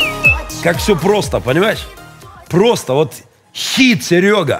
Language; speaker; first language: Russian; native; Russian